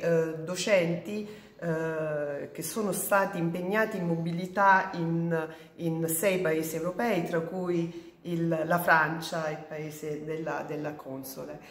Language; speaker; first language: Italian; native; Italian